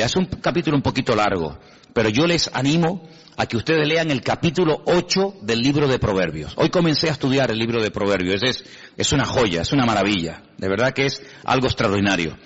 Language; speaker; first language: Spanish; native; Spanish